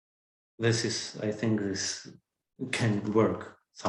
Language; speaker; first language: English; non-native, learner; Ukrainian